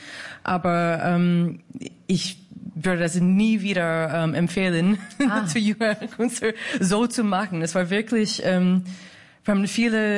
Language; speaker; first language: German; non-native, fluent; English